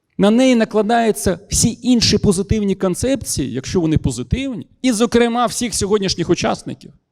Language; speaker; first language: Ukrainian; non-native, local second language; Russian